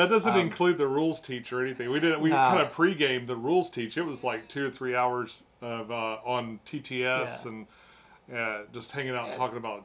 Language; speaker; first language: English; native; English